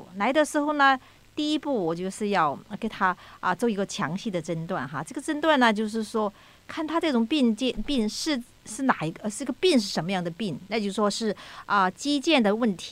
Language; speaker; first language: Chinese; native; Chinese